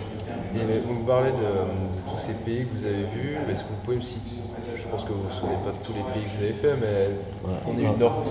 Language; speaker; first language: French; native; French